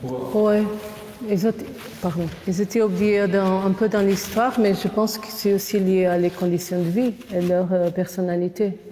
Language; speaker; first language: French; non-native, fluent; Portuguese